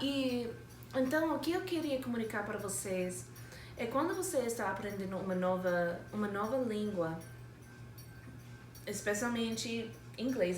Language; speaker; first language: Portuguese; non-native, fluent; English